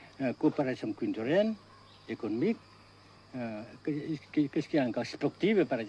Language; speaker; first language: French; non-native, fluent; Vietnamese